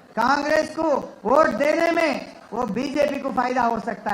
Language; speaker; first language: Hindi; non-native, local second language; Telugu